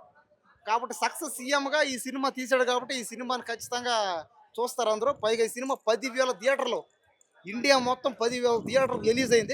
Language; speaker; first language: Telugu; native; Telugu